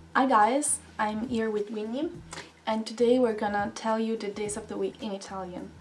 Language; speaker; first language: English; non-native, fluent; Italian